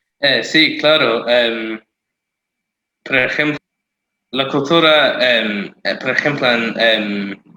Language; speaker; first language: Spanish; non-native, fluent; English